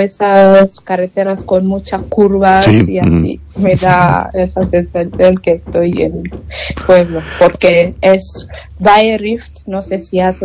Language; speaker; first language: Spanish; non-native, learner; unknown